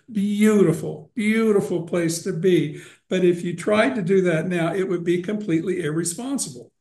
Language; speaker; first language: English; native; English